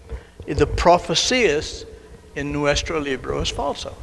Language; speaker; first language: Spanish; non-native, learner; English